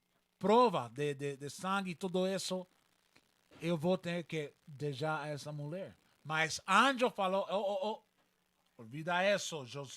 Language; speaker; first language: Portuguese; non-native, learner; Spanish